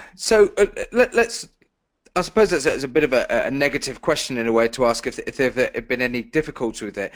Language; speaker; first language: English; native; English